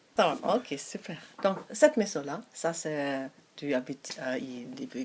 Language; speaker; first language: French; non-native, learner; German